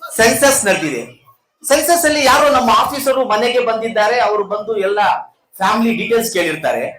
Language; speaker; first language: Kannada; non-native, local second language; Urdu